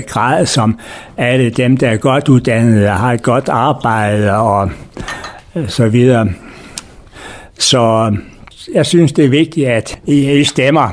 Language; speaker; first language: Danish; native; Danish